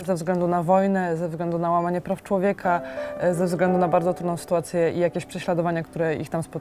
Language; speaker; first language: Polish; non-native, local second language; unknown